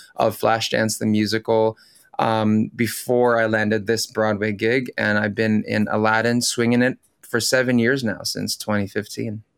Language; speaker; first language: English; early bilingual, other home language; Filipino